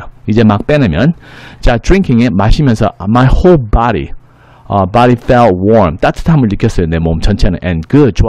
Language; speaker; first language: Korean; native; Korean